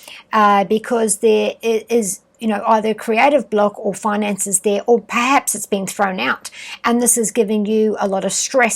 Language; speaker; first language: English; native; English